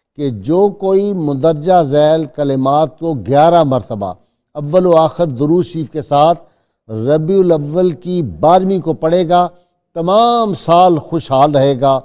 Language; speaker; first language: Urdu; native; Urdu